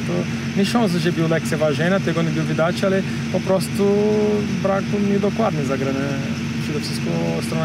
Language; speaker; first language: Polish; non-native, learner; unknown